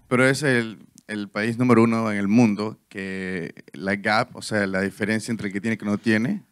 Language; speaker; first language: Spanish; native; Spanish